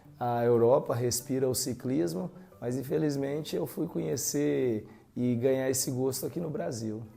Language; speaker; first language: Portuguese; native; Portuguese